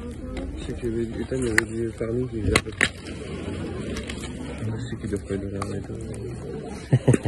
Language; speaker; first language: French; native; French